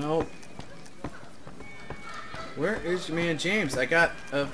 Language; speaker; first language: English; native; English